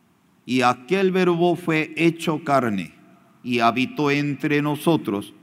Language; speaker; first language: Spanish; non-native, fluent; Korean